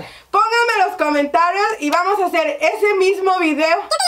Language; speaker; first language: Spanish; early bilingual, heritage; Spanish